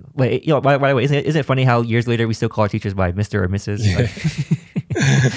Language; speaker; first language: English; native; English